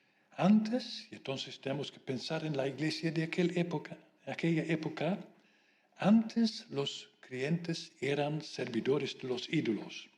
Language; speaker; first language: Spanish; non-native, fluent; Dutch